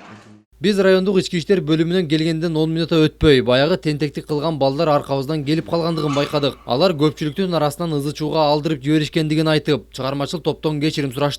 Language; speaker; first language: Kyrgyz; native; Kyrgyz